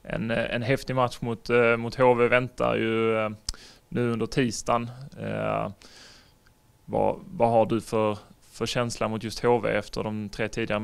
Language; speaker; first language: Swedish; native; Swedish